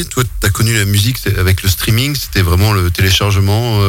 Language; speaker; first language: French; native; French